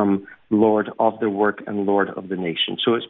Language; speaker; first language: English; native; English